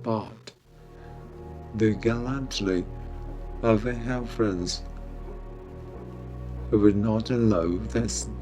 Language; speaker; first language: English; non-native, fluent; Japanese